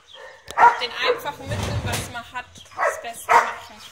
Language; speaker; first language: German; native; German